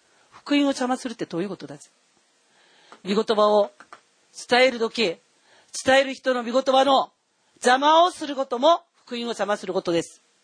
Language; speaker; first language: Japanese; non-native, fluent; Korean